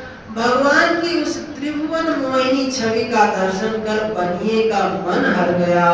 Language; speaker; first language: Hindi; native; Hindi